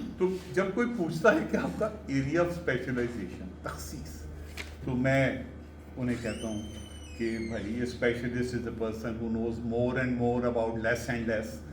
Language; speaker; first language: Urdu; non-native, local second language; Punjabi